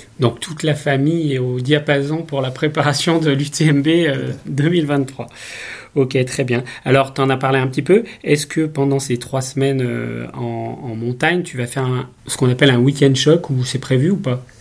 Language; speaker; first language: French; native; French